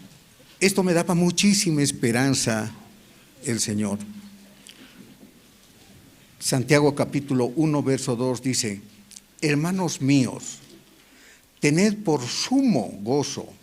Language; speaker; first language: Spanish; native; Spanish